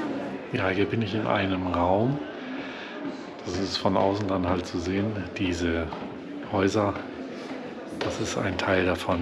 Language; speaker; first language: German; native; German